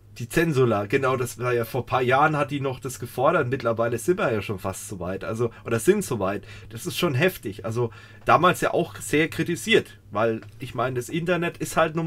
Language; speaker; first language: German; native; German